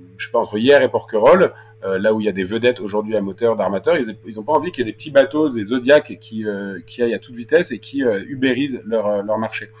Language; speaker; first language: French; native; French